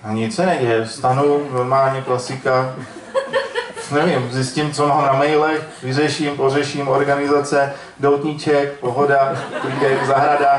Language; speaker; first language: Czech; native; Czech